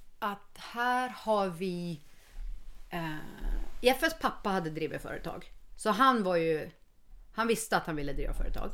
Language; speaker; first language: Swedish; early bilingual, heritage; Swedish